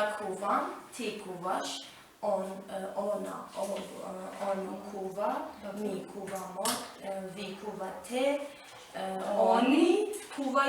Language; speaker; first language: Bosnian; non-native, learner; Persian